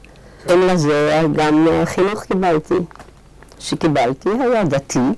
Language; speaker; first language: Hebrew; non-native, fluent; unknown